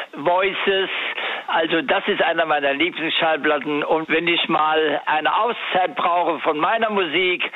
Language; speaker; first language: German; native; German